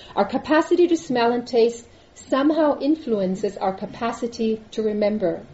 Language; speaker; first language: English; non-native, fluent; German